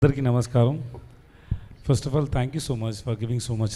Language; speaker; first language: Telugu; non-native, learner; Tamil